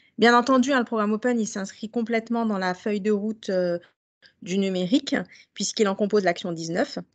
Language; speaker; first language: French; native; French